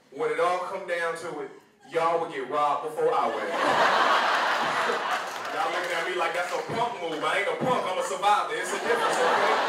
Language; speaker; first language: English; native; English